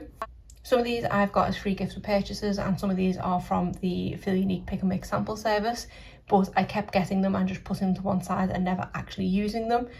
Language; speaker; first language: English; native; English